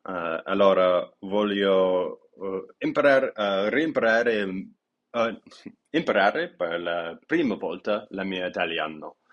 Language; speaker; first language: Italian; non-native, learner; English